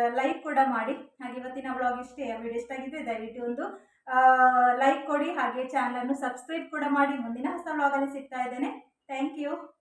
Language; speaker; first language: Kannada; native; Kannada